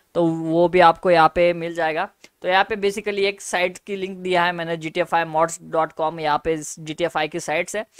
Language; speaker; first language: Hindi; native; Hindi